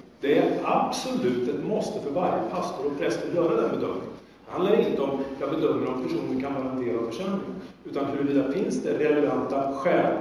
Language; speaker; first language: Swedish; native; Swedish